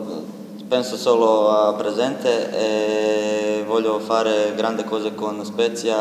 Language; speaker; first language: Italian; non-native, learner; Croatian